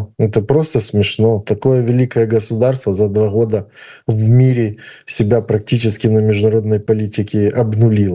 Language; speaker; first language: Russian; native; Russian